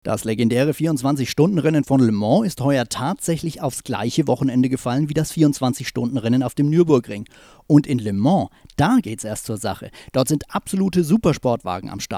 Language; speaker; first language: German; native; German